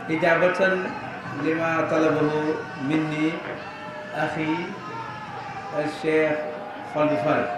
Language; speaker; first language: Arabic; non-native, fluent; Wolof